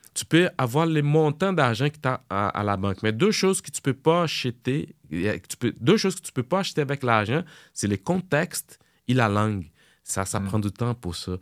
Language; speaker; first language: French; non-native, fluent; Portuguese